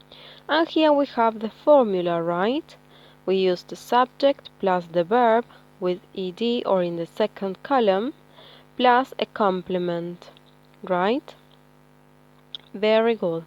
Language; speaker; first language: English; non-native, fluent; Spanish